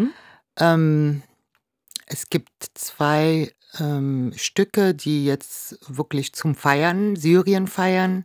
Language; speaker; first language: German; non-native, fluent; Arabic